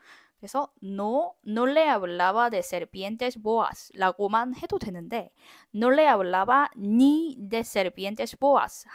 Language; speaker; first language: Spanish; non-native, fluent; Korean